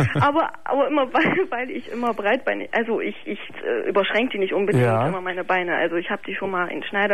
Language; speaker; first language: German; native; German